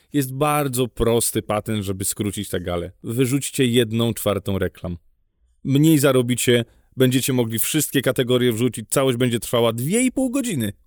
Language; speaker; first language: Polish; native; Polish